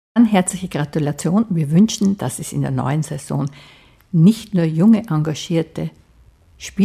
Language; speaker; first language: German; native; German